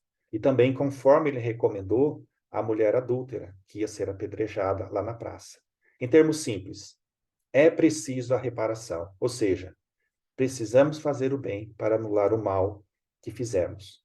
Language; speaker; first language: Portuguese; native; Portuguese